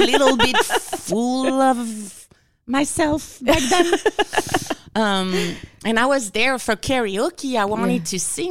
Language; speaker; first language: English; non-native, fluent; French